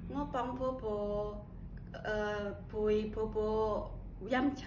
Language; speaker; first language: Cantonese; non-native, learner; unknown